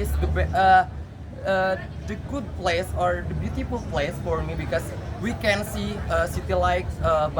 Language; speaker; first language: English; non-native, learner; Indonesian